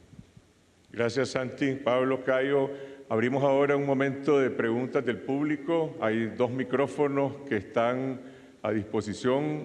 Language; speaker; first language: Spanish; native; Spanish